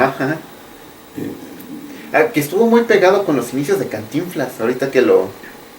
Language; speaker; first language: Spanish; native; Spanish